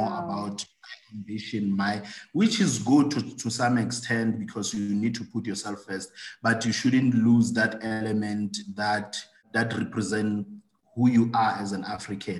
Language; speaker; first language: English; non-native, local second language; Southern Sotho